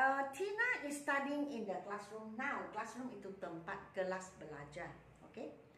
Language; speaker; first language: English; non-native, local second language; Malay